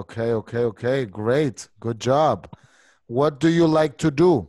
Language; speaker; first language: English; non-native, fluent; Spanish